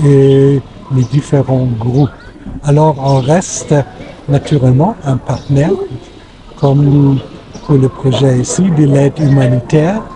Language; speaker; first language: French; non-native, fluent; German